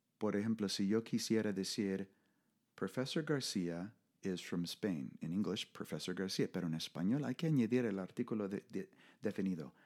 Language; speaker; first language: Spanish; non-native, fluent; English